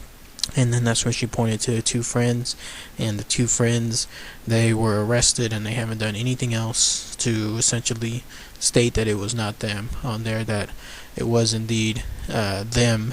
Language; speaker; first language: English; native; English